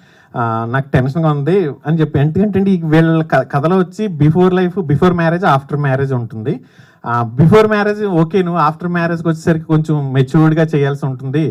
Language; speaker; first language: Telugu; native; Telugu